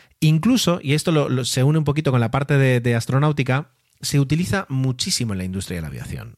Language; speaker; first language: Spanish; native; Spanish